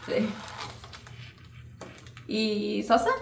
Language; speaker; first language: Spanish; non-native, learner; English